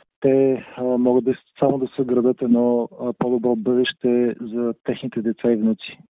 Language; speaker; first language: Bulgarian; native; Bulgarian